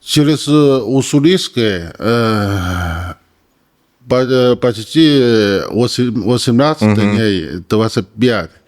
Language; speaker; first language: Russian; non-native, learner; Chinese